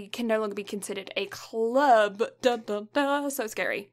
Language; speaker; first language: English; native; English